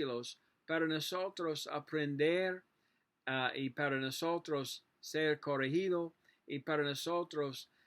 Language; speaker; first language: Spanish; non-native, learner; English